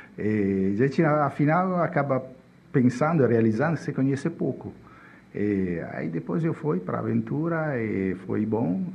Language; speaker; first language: Portuguese; non-native, fluent; Italian